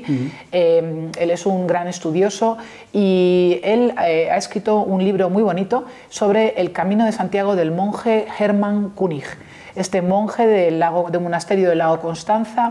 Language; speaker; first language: Spanish; native; Spanish